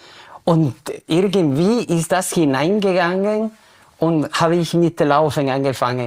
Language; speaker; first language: German; non-native, fluent; Spanish